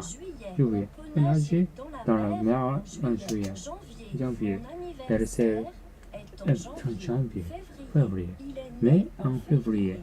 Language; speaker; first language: French; non-native, learner; Japanese